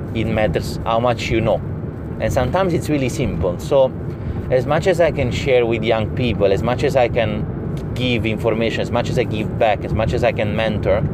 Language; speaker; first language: English; non-native, fluent; Italian